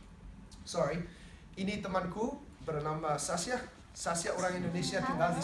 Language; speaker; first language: Indonesian; non-native, learner; English